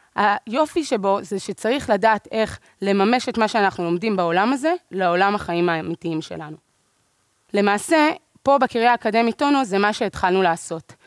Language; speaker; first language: Hebrew; native; Hebrew